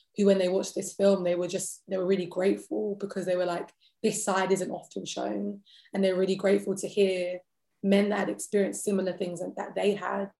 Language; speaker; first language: English; native; English